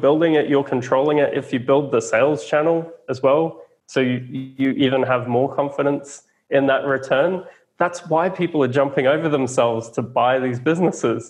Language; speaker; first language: English; native; English